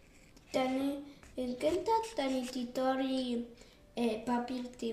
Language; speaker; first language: Welsh; non-native, learner; Spanish